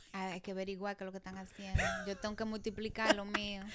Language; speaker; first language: Spanish; early bilingual, heritage; Spanish